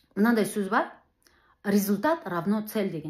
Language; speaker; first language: Russian; non-native, local second language; Kazakh